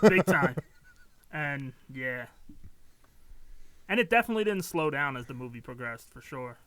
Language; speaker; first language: English; native; English